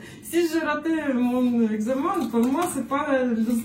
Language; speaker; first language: French; non-native, fluent; Russian